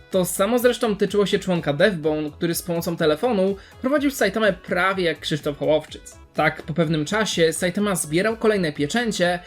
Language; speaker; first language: Polish; native; Polish